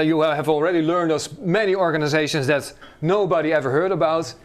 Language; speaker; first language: English; non-native, fluent; Dutch